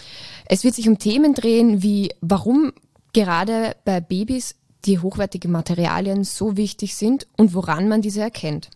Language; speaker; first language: German; native; German